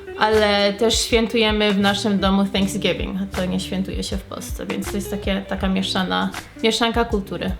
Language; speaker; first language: Polish; early bilingual, heritage; Polish